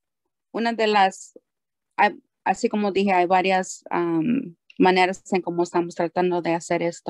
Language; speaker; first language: Spanish; early bilingual, heritage; Spanish